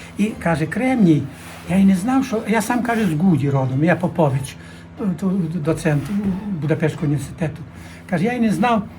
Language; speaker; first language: Ukrainian; native; Ukrainian